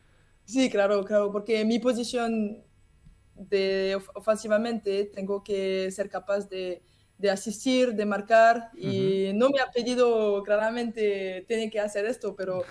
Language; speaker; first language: Spanish; non-native, learner; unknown